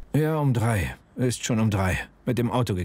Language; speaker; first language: German; non-native, learner; Romanian